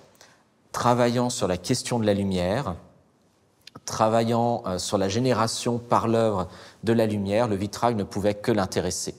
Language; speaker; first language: French; native; French